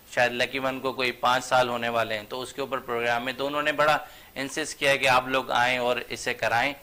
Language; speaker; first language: Urdu; native; Urdu